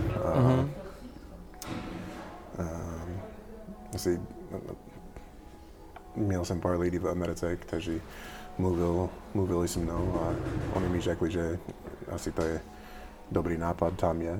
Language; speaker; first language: Czech; non-native, learner; English